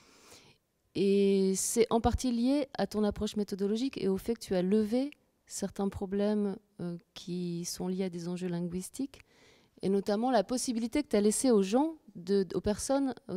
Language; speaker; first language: French; native; French